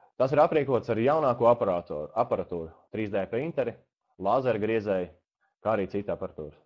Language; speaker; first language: Latvian; native; Latvian